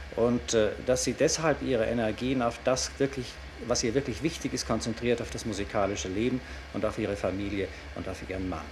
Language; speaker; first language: German; native; German